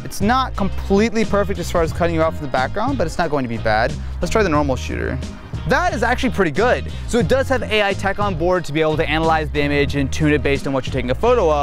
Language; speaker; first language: English; native; English